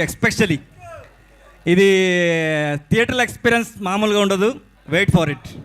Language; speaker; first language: Telugu; non-native, learner; Kannada